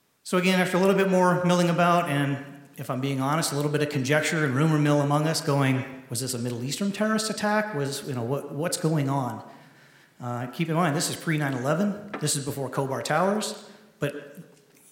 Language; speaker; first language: English; native; English